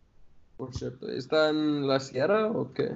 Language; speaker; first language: Spanish; non-native, fluent; English